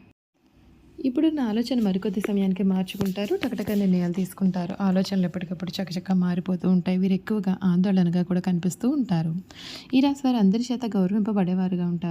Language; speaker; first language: Telugu; native; Telugu